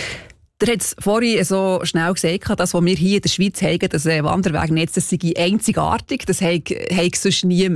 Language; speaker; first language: German; native; German